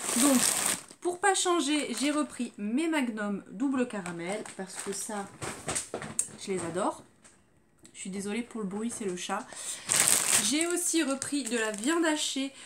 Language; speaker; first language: French; native; French